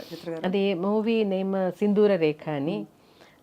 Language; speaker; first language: Telugu; non-native, local second language; Malayalam